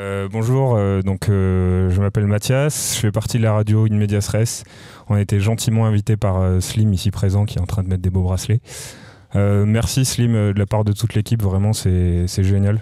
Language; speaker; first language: French; native; French